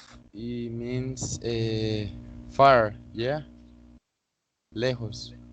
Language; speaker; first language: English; non-native, learner; Spanish